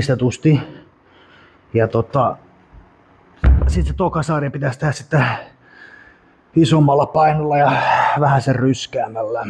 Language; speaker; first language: Finnish; native; Finnish